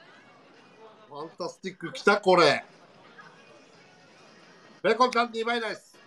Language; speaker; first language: Japanese; native; Japanese